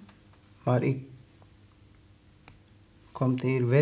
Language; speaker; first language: Dutch; non-native, learner; Turkish